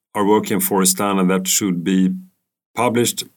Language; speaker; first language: English; non-native, fluent; Swedish